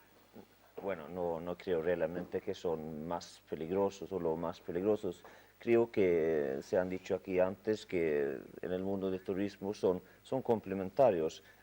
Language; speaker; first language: Spanish; non-native, fluent; Swedish